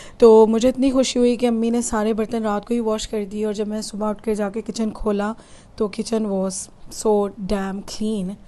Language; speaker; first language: Urdu; native; Urdu